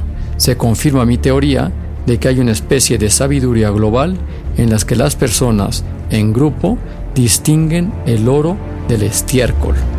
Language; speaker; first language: Spanish; native; Spanish